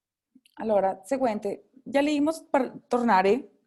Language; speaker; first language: Italian; non-native, fluent; Spanish